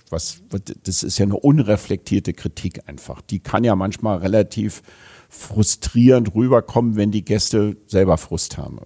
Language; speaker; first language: German; native; German